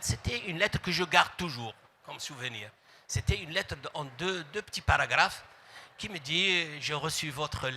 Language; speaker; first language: French; non-native, local second language; Arabic